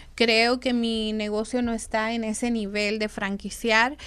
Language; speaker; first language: Spanish; native; Spanish